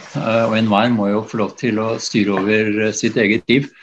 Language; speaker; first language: Norwegian; native; Norwegian